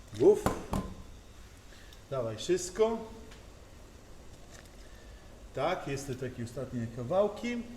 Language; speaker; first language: Polish; non-native, learner; Italian